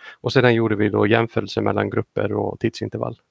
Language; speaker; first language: Swedish; non-native, fluent; Icelandic